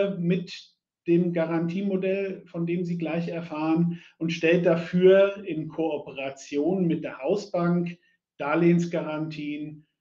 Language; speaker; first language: German; native; German